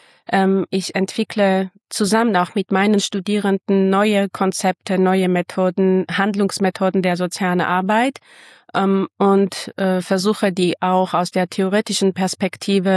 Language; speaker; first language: German; non-native, fluent; Armenian